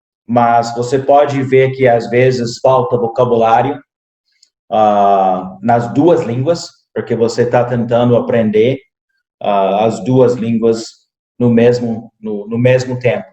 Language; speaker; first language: Portuguese; non-native, fluent; English